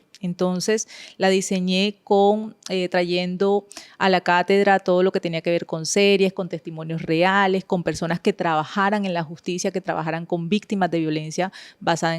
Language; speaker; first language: Spanish; native; Spanish